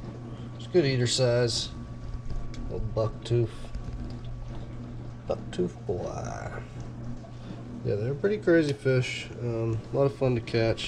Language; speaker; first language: English; native; English